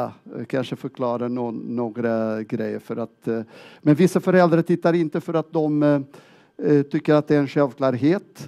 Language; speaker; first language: Swedish; non-native, fluent; Portuguese